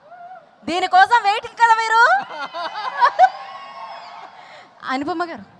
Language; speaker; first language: Telugu; native; Telugu